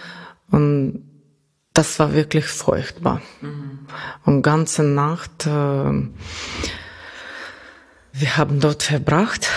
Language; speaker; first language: German; non-native, fluent; Russian